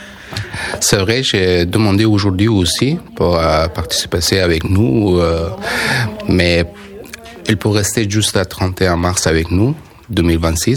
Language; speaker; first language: French; non-native, learner; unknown